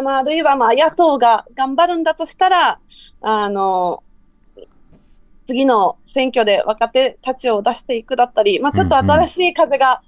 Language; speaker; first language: Japanese; native; Japanese